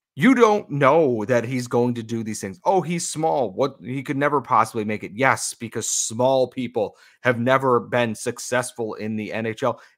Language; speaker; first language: English; native; English